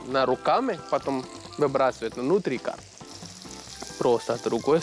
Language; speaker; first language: Russian; non-native, learner; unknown